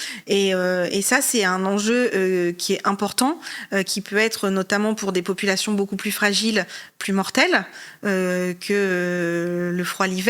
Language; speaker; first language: French; native; French